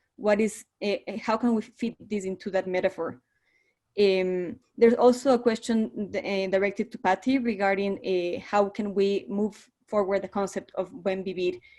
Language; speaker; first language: English; non-native, fluent; Spanish